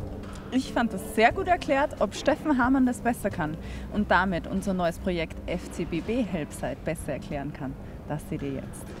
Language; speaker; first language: German; native; German